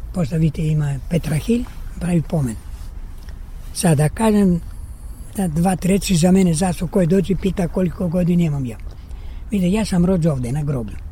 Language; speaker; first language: Croatian; early bilingual, heritage; Croatian